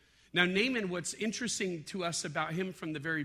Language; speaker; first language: English; native; English